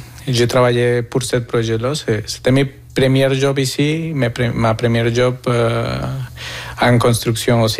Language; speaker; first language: French; non-native, fluent; Spanish